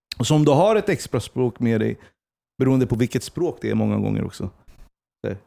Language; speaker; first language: Swedish; early bilingual, other home language; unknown